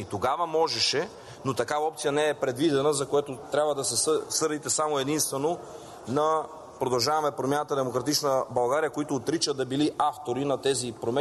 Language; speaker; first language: Bulgarian; native; Bulgarian